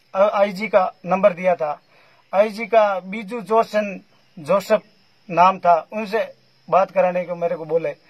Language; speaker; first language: Hindi; native; Hindi